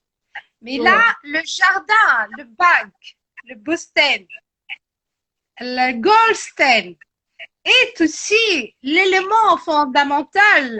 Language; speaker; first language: French; non-native, local second language; Arabic